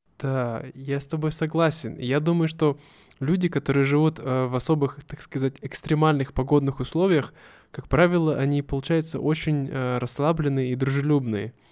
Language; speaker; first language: Russian; native; Russian